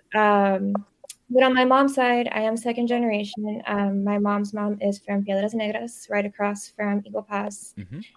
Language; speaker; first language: English; early bilingual, other home language; Spanish